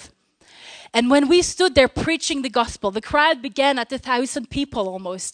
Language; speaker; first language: English; non-native, fluent; Norwegian